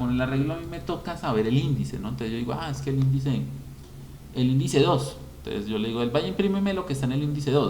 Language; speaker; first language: Spanish; native; Spanish